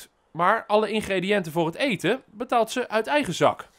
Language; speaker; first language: Dutch; native; Dutch